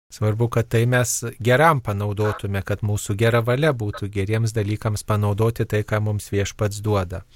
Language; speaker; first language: Lithuanian; native; Lithuanian